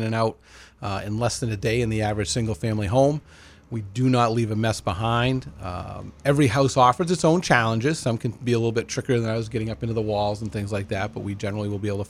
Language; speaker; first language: English; native; English